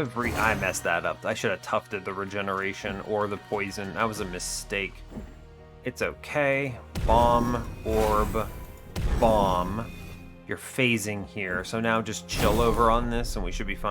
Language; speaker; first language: English; native; English